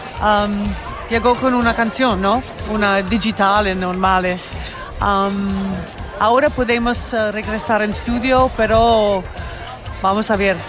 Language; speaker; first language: Spanish; non-native, learner; English